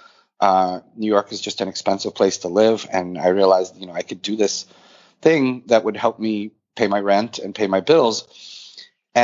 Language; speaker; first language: English; native; English